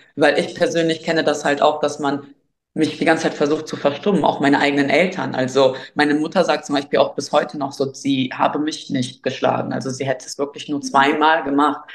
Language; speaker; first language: German; early bilingual, other home language; Albanian